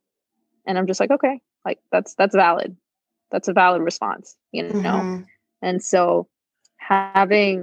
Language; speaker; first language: English; native; English